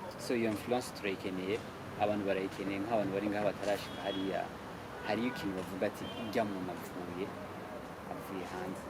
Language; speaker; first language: Rundi; early bilingual, heritage; Rundi